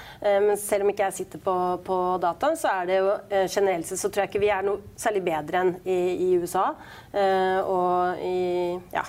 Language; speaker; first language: Norwegian; native; Norwegian